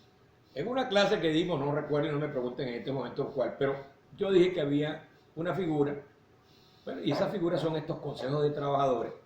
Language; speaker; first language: Spanish; native; Spanish